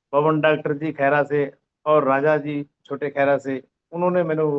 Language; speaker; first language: Hindi; non-native, local second language; Punjabi